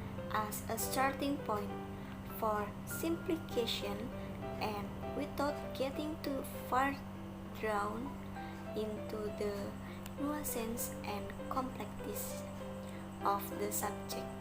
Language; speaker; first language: English; non-native, learner; Indonesian